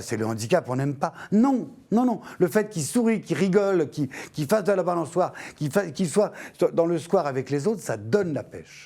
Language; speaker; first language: French; native; French